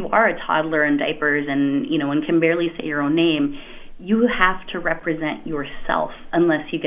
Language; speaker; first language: English; native; English